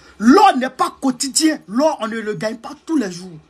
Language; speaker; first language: French; non-native, local second language; Dyula